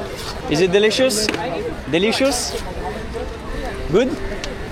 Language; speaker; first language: English; non-native, learner; French